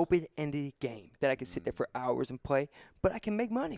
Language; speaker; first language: English; native; English